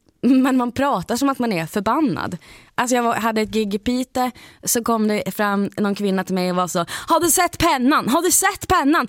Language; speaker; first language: Swedish; native; Swedish